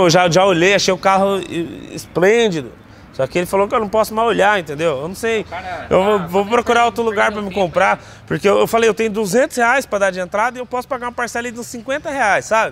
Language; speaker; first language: Portuguese; native; Portuguese